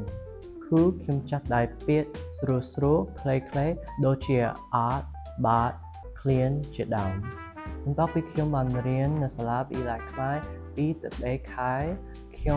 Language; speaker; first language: Khmer; non-native, learner; English